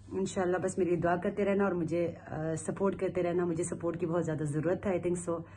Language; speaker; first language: Urdu; early bilingual, heritage; Urdu